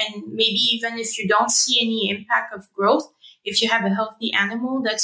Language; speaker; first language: English; non-native, fluent; French